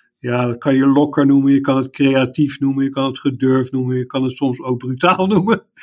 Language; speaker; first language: Dutch; native; Dutch